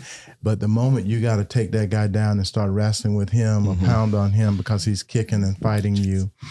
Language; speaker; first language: English; native; English